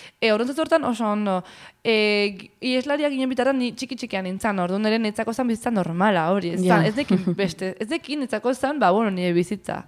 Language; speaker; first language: Basque; early bilingual, heritage; Basque